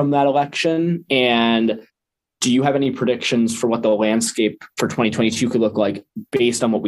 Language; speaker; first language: English; native; English